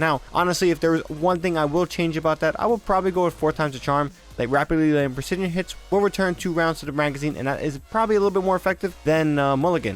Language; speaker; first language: English; native; English